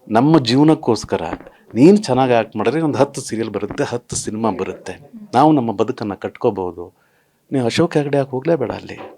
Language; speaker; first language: Kannada; native; Kannada